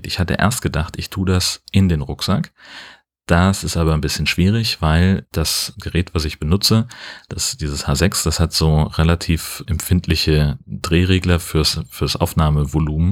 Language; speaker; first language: German; native; German